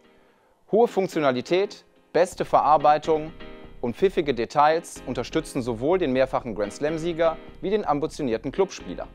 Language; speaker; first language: German; native; German